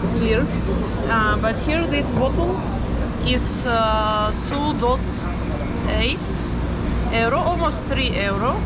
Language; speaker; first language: English; non-native, fluent; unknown